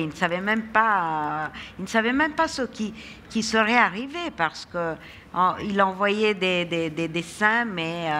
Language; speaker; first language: French; non-native, fluent; Italian